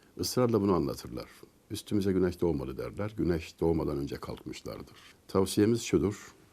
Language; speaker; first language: Turkish; native; Turkish